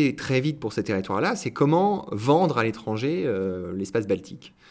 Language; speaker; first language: French; native; French